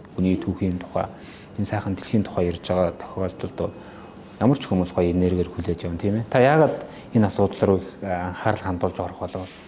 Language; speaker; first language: Mongolian; non-native, local second language; Kazakh